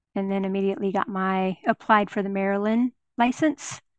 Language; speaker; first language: English; native; English